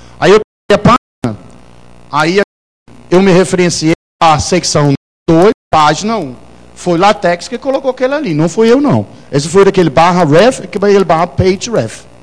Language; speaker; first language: Portuguese; non-native, fluent; Danish